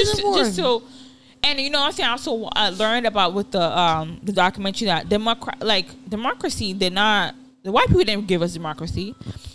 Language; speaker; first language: English; non-native, local second language; Yoruba